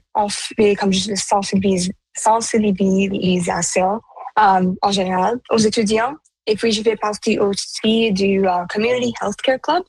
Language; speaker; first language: French; non-native, local second language; Punjabi